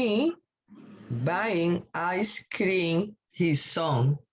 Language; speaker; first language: English; non-native, learner; Spanish